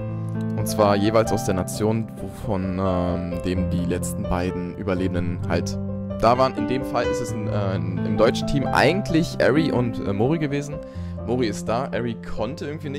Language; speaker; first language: German; native; German